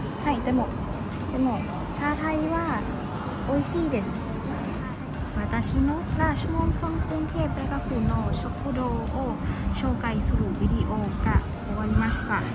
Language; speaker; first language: Japanese; non-native, learner; Thai